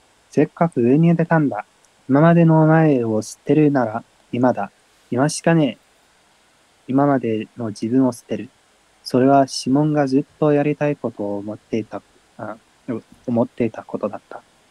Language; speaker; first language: Japanese; non-native, learner; English